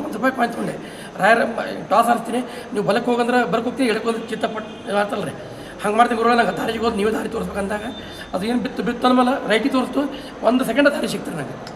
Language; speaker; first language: Kannada; native; Kannada